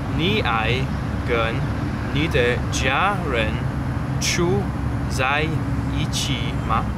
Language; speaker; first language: Chinese; non-native, learner; English